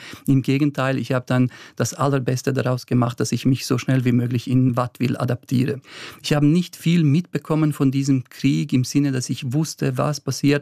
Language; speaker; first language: German; early bilingual, other home language; Bosnian